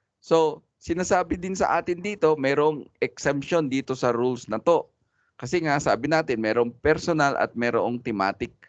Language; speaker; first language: Filipino; non-native, local second language; Cebuano